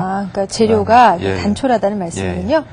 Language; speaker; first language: Korean; native; Korean